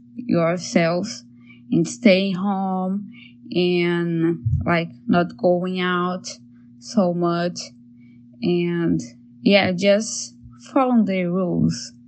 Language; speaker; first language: English; non-native, learner; Portuguese